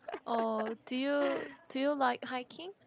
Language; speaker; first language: English; non-native, learner; Korean